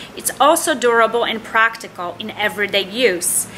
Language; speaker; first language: English; non-native, fluent; Polish